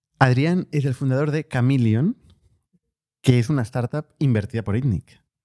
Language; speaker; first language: Spanish; native; Spanish